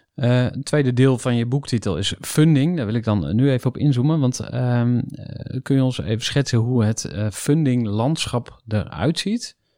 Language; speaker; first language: Dutch; native; Dutch